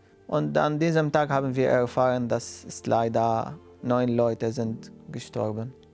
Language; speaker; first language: German; non-native, fluent; Arabic